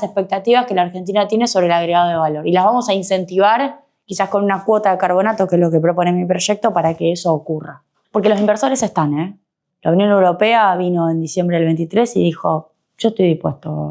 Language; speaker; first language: Spanish; native; Spanish